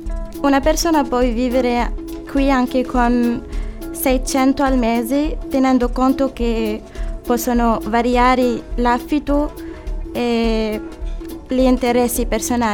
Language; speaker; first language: Italian; non-native, fluent; Arabic